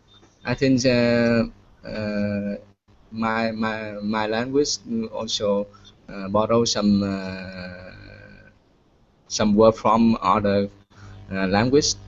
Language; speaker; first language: English; non-native, learner; Vietnamese